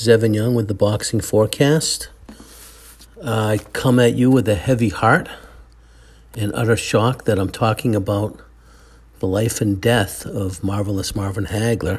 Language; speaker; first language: English; native; English